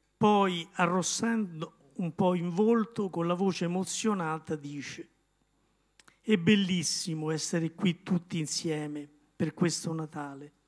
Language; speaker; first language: Italian; native; Italian